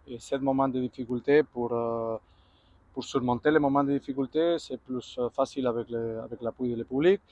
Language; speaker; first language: French; non-native, fluent; Spanish